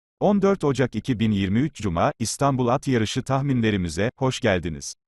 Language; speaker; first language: Turkish; native; Turkish